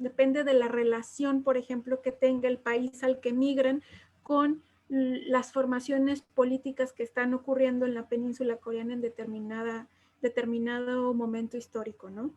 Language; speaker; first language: Spanish; native; Spanish